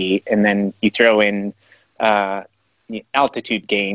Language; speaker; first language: English; native; English